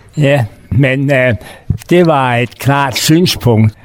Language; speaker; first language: Danish; native; Danish